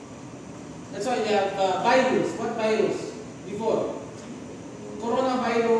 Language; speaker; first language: English; non-native, local second language; Filipino